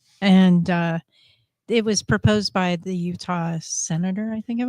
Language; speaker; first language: English; native; English